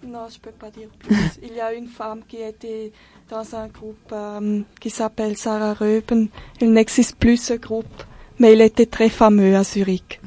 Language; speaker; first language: French; non-native, local second language; German